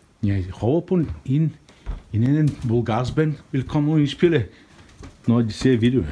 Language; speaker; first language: Danish; non-native, learner; Bulgarian